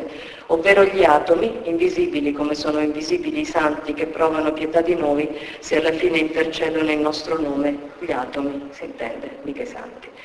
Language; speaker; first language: Italian; native; Italian